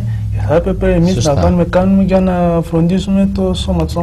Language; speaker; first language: Greek; non-native, fluent; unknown